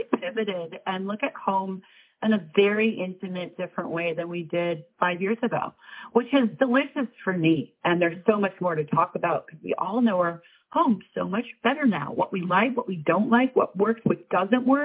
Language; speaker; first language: English; native; English